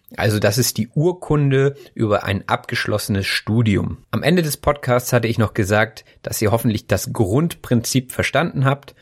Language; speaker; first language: German; native; German